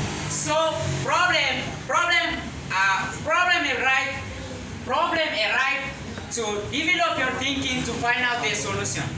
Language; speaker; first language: English; non-native, learner; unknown